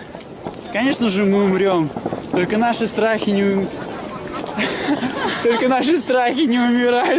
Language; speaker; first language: Russian; native; Russian